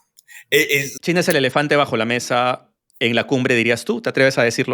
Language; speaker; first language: Spanish; native; Spanish